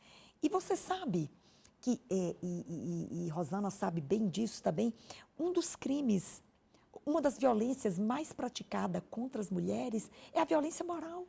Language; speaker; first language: Portuguese; native; Portuguese